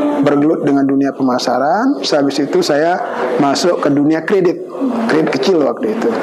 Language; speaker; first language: Indonesian; non-native, local second language; Balinese